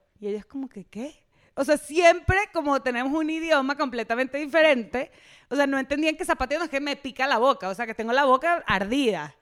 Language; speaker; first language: Spanish; native; Spanish